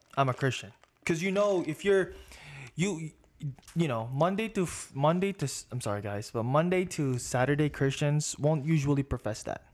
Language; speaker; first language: English; non-native, local second language; Filipino